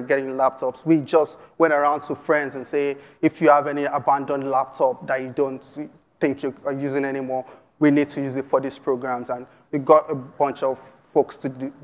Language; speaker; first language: English; non-native, local second language; Yoruba